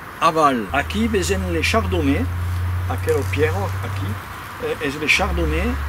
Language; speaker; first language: Occitan; native; Occitan